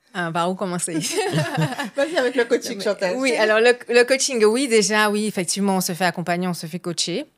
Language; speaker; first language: French; native; French